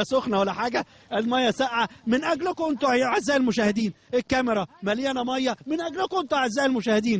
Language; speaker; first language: Arabic; native; Arabic